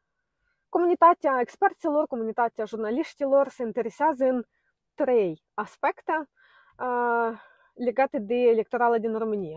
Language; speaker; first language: Romanian; non-native, fluent; Ukrainian